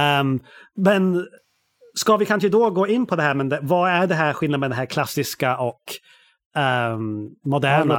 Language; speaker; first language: Swedish; non-native, fluent; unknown